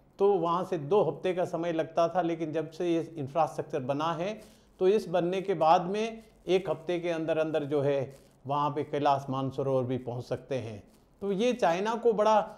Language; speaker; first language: Hindi; non-native, local second language; Gujarati